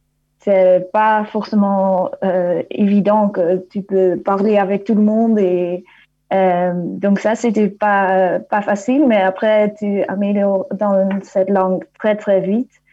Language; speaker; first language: French; non-native, fluent; Dutch